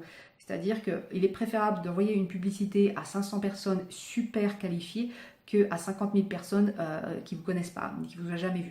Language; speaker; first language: French; native; French